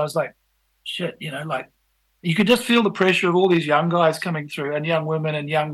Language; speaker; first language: English; native; English